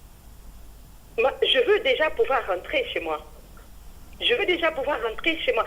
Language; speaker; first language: French; non-native, fluent; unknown